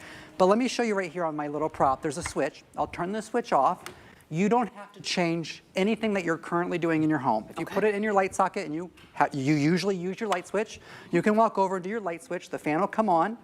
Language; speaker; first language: English; native; English